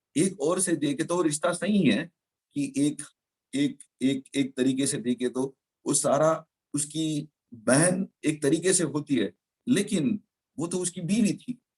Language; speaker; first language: Hindi; non-native, local second language; Telugu